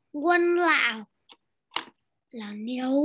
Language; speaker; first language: Chinese; non-native, learner; Vietnamese